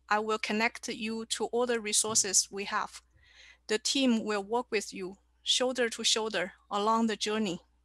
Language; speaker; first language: English; non-native, fluent; Chinese